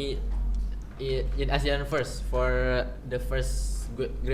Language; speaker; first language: English; non-native, learner; Indonesian